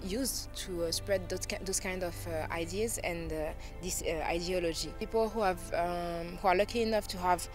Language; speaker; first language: English; non-native, fluent; French